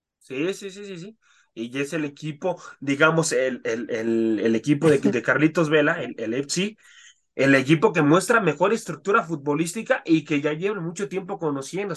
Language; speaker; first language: Spanish; native; Spanish